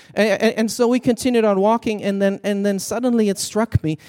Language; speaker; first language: English; non-native, fluent; Swedish